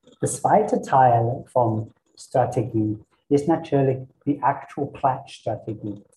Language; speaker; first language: German; non-native, fluent; English